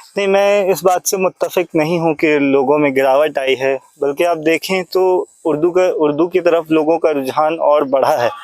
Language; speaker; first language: Urdu; native; Urdu